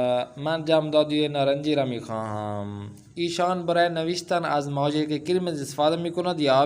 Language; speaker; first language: Persian; non-native, fluent; Urdu